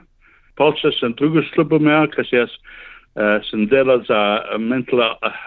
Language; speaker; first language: Slovenian; early bilingual, heritage; Slovenian